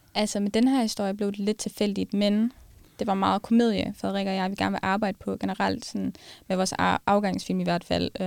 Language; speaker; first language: Danish; early bilingual, other home language; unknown